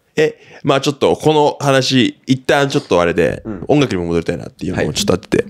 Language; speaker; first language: Japanese; native; Japanese